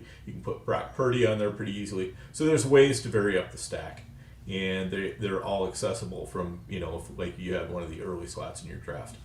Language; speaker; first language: English; native; English